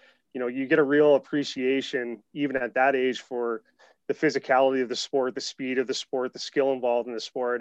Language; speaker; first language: English; native; English